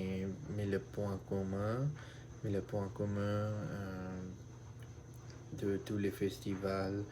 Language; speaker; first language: French; non-native, learner; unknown